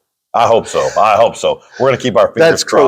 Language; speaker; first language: English; native; English